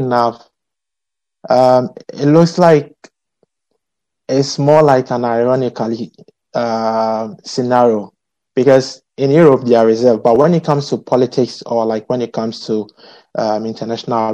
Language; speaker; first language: English; non-native, local second language; Akan